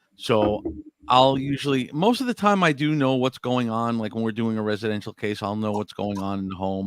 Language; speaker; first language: English; native; English